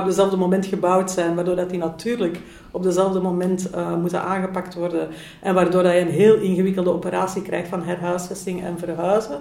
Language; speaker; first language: Dutch; native; Dutch